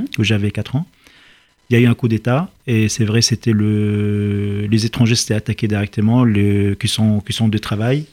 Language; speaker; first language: French; non-native, fluent; Arabic